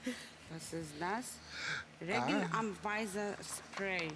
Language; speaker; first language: German; non-native, fluent; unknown